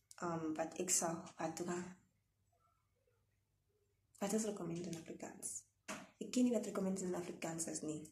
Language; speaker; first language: Afrikaans; non-native, local second language; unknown